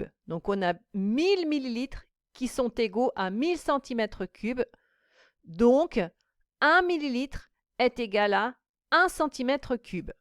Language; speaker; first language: French; native; French